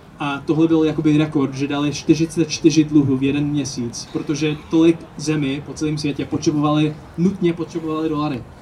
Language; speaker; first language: Czech; early bilingual, heritage; Czech